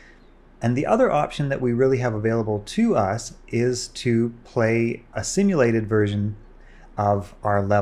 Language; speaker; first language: English; native; English